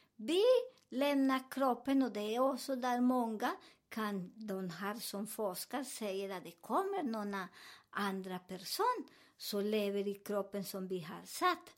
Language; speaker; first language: Swedish; non-native, learner; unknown